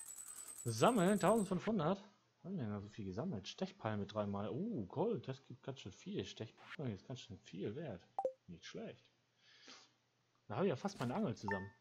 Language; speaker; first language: German; native; German